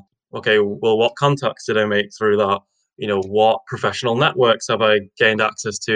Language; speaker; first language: English; native; English